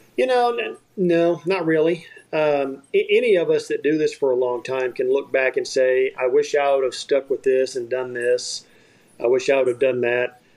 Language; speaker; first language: English; native; English